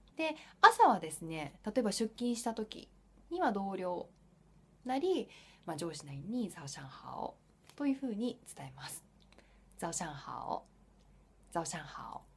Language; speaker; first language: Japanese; native; Japanese